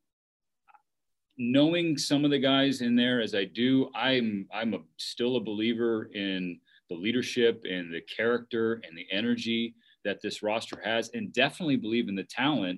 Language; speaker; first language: English; native; English